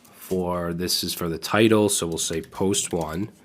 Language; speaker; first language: English; native; English